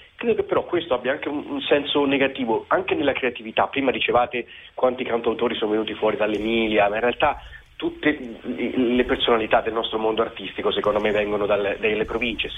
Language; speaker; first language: Italian; native; Italian